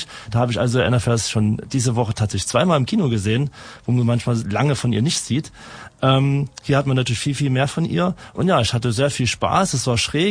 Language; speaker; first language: German; native; German